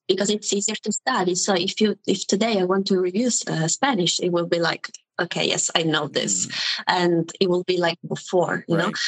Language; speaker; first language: English; non-native, fluent; Italian